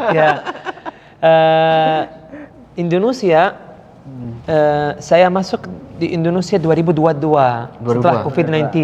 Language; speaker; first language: Indonesian; non-native, learner; Arabic